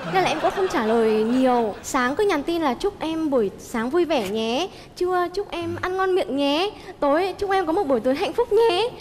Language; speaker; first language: Vietnamese; native; Vietnamese